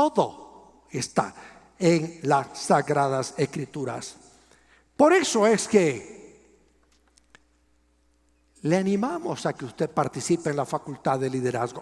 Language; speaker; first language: Spanish; native; Spanish